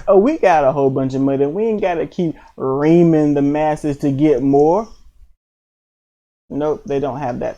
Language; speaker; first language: English; native; English